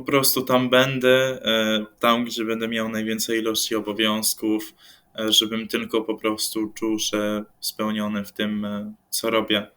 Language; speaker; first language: Polish; early bilingual, heritage; English